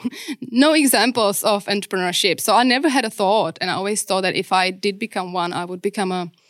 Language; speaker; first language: English; non-native, fluent; Czech